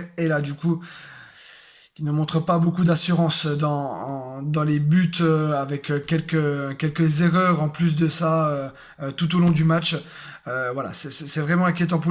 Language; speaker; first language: French; native; French